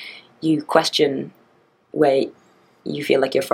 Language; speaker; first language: English; native; English